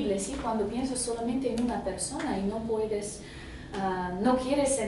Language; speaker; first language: Spanish; non-native, fluent; Russian